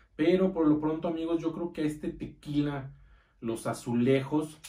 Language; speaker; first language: Spanish; native; Spanish